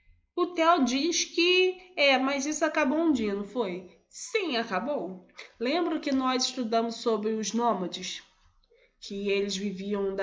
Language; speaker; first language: Portuguese; native; Portuguese